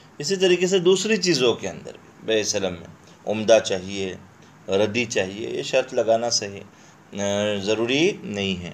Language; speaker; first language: Urdu; non-native, local second language; Konkani